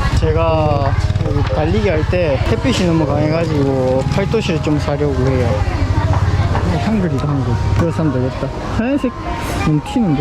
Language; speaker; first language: Korean; native; Korean